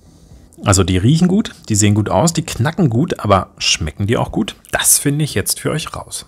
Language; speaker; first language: German; native; German